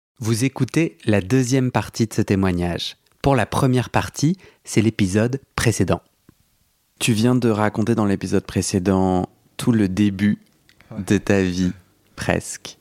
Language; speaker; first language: French; native; French